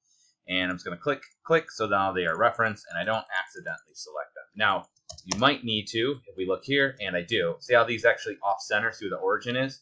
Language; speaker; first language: English; native; English